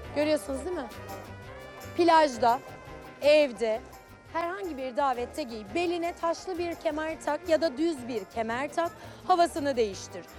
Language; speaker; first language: Turkish; native; Turkish